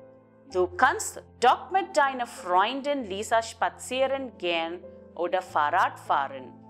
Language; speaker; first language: German; non-native, fluent; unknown